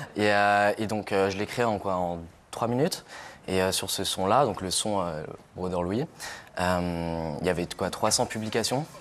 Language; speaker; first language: French; native; French